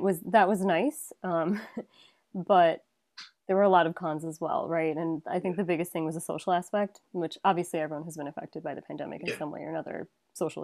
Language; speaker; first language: English; native; English